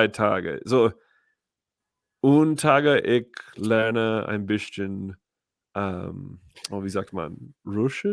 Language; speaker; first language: German; non-native, learner; English